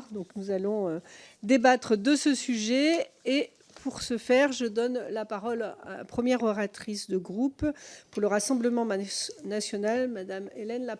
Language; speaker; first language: French; native; French